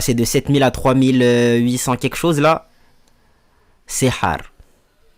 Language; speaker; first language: French; native; French